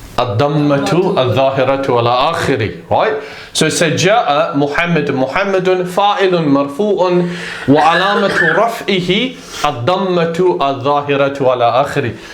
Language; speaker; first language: Arabic; non-native, fluent; English